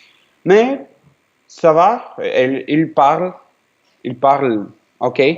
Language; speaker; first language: French; non-native, learner; Ukrainian